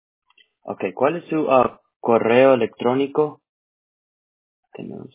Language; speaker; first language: Spanish; early bilingual, heritage; Spanish